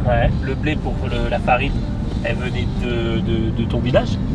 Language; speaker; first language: French; native; French